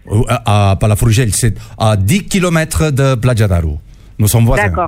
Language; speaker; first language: French; non-native, learner; Catalan